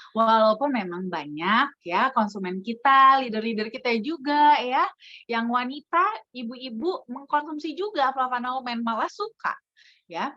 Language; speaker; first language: Indonesian; native; Indonesian